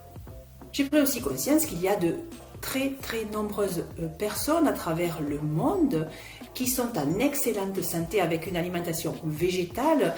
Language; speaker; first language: French; native; French